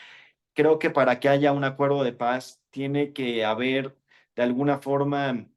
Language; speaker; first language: Spanish; native; Spanish